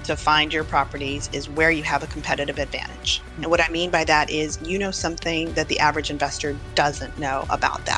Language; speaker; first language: English; native; English